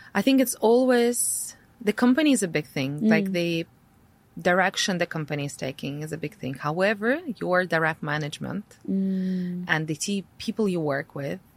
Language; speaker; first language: English; non-native, fluent; Latvian